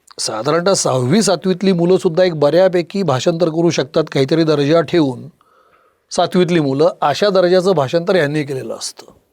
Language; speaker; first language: Marathi; native; Marathi